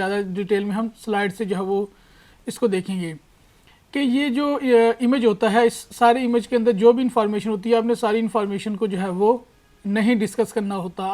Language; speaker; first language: Urdu; non-native, local second language; Punjabi